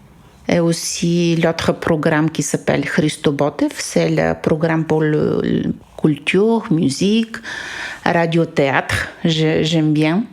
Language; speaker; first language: French; non-native, fluent; Bulgarian